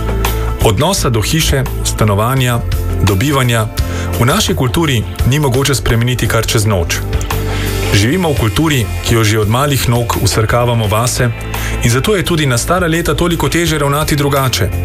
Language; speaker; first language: Slovenian; native; Slovenian